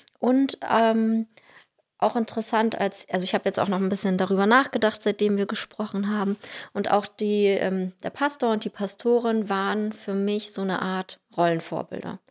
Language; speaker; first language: German; early bilingual, heritage; Russian